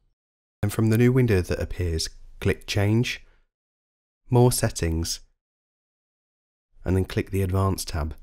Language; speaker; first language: English; native; English